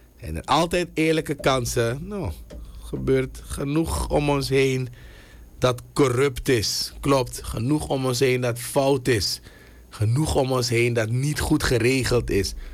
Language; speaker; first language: Dutch; native; Dutch